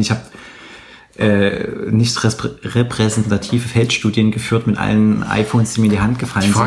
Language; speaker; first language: German; native; German